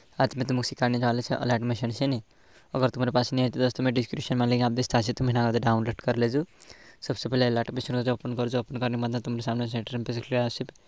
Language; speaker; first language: Gujarati; non-native, local second language; Bhili